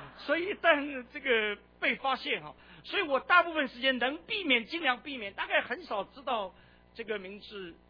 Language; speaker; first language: Chinese; native; Chinese